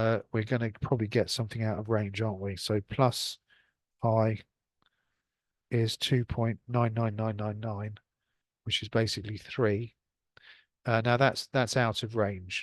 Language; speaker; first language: English; native; English